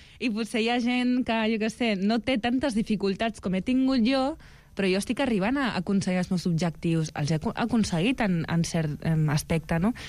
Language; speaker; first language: Catalan; early bilingual, other home language; Arabic